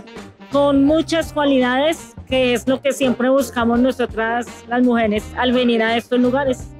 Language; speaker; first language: Spanish; native; Spanish